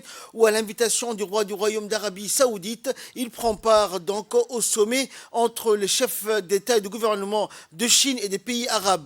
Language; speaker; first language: French; native; French